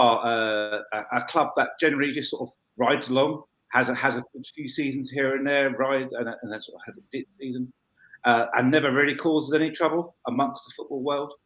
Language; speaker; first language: English; native; English